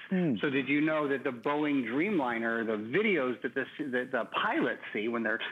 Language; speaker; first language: English; native; English